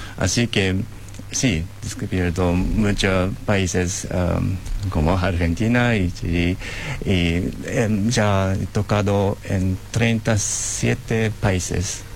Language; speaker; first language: Spanish; non-native, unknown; Japanese